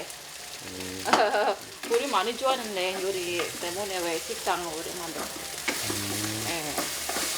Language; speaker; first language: Korean; non-native, learner; Indonesian